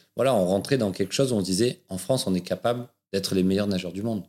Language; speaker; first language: French; native; French